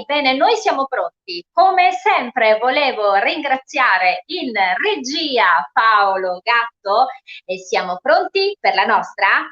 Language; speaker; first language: Italian; native; Italian